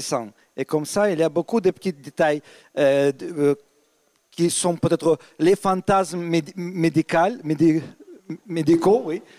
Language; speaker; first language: French; non-native, fluent; Russian